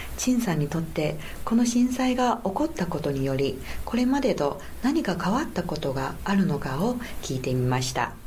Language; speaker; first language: Japanese; non-native, fluent; Chinese